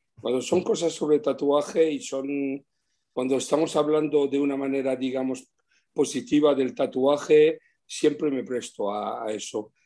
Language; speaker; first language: Spanish; early bilingual, heritage; Spanish